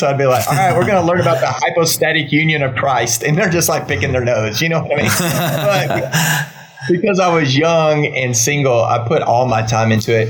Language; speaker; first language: English; native; English